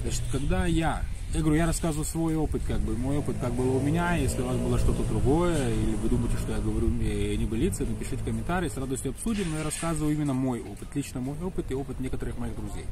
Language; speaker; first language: Russian; native; Russian